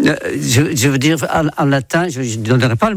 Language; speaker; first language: French; non-native, fluent; Dutch